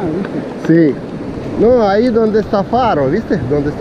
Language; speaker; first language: Spanish; non-native, fluent; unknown